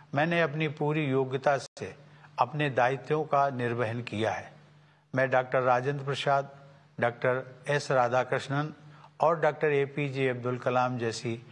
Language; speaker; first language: Hindi; native; Hindi